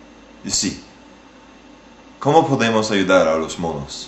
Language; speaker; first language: Spanish; non-native, learner; English